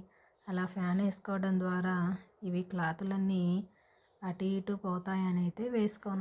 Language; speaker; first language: Telugu; native; Telugu